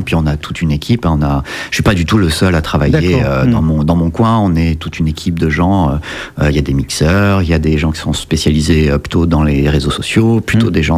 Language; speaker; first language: French; native; French